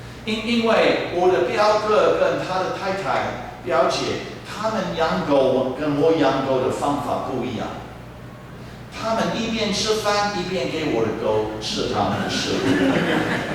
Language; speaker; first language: Chinese; non-native, fluent; English